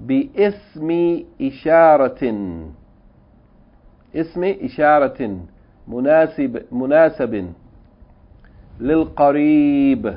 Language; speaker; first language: Arabic; non-native, fluent; English